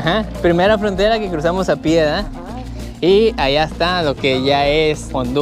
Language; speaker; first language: Spanish; native; Spanish